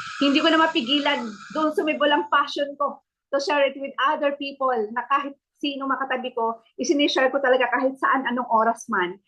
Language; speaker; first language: Filipino; native; Filipino